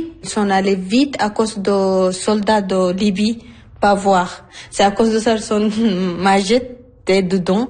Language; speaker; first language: French; non-native, learner; Arabic